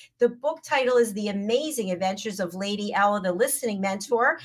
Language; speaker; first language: English; native; English